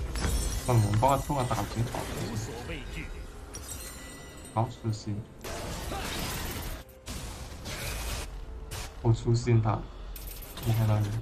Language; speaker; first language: Chinese; native; Chinese